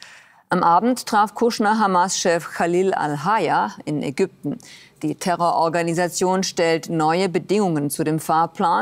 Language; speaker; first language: German; native; German